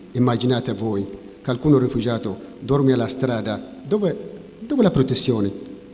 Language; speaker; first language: Italian; non-native, learner; Tigrinya